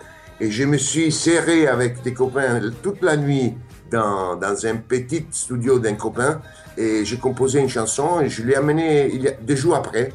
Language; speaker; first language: French; non-native, fluent; Italian